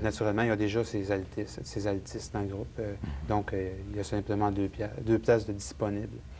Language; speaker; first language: French; native; French